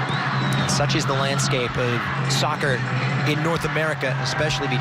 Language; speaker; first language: English; native; English